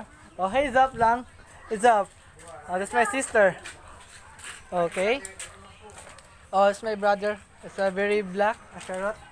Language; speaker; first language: English; non-native, learner; Filipino